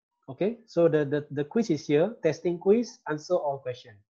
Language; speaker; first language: English; non-native, local second language; Malay